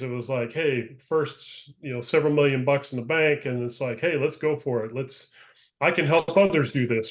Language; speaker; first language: English; native; English